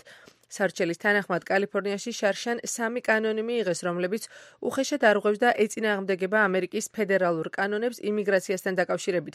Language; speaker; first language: Georgian; native; Georgian